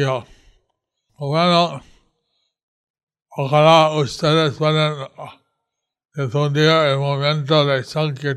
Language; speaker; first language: Spanish; non-native, learner; English